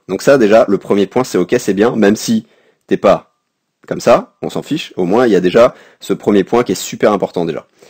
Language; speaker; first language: French; native; French